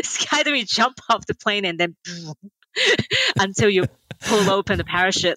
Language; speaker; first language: English; non-native, local second language; Cantonese